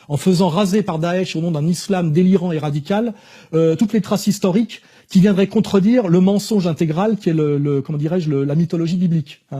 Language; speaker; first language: French; native; French